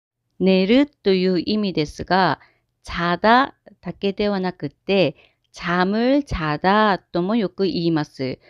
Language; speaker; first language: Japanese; non-native, fluent; Korean